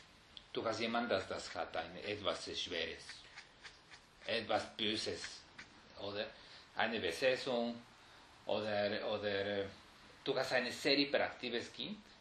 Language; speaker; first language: German; non-native, fluent; Spanish